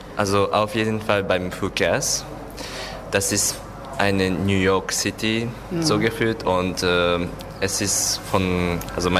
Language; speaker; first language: German; non-native, learner; Japanese